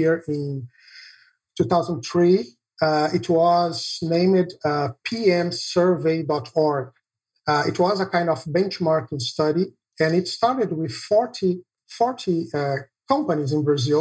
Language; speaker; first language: English; non-native, fluent; Portuguese